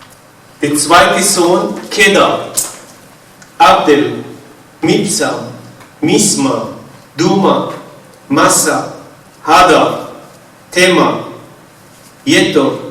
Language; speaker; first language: German; non-native, fluent; Arabic